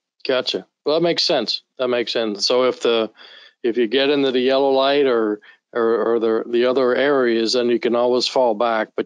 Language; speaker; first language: English; native; English